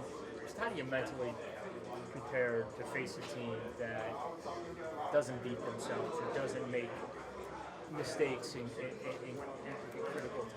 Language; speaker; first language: English; native; English